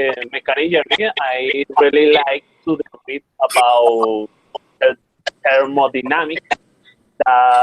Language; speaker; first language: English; non-native, learner; Spanish